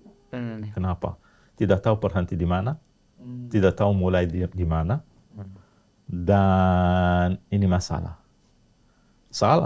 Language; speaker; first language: Indonesian; non-native, learner; Arabic